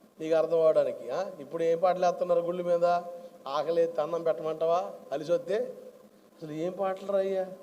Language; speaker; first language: Telugu; non-native, local second language; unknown